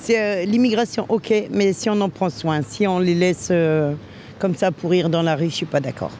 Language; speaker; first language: French; native; French